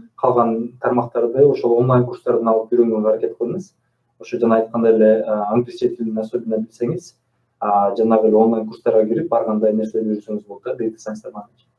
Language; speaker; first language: Kyrgyz; native; Kyrgyz